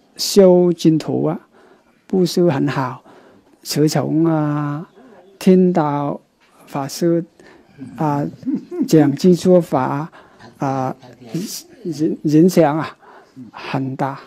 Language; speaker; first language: Chinese; non-native, local second language; Vietnamese